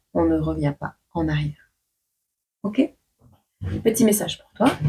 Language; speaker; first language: French; native; French